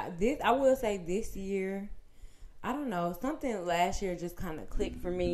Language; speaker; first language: English; native; English